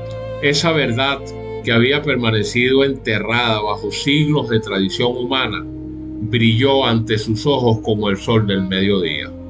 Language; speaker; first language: Spanish; native; Spanish